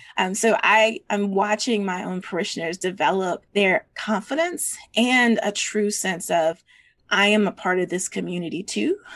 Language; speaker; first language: English; native; English